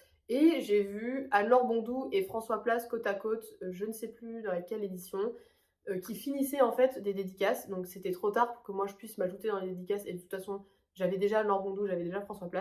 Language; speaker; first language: French; native; French